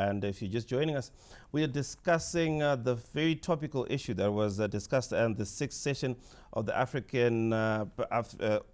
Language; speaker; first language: English; non-native, local second language; Shona